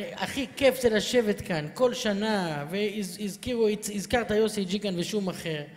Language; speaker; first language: Hebrew; native; Hebrew